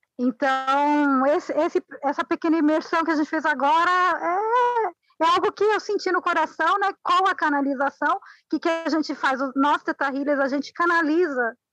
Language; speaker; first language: Portuguese; non-native, fluent; Spanish